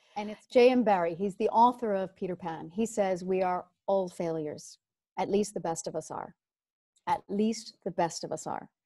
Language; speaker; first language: English; native; English